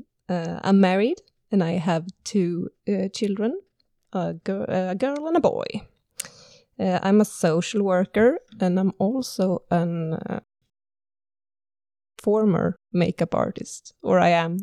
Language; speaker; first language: English; non-native, fluent; Swedish